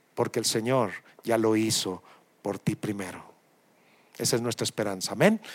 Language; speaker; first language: Spanish; native; Spanish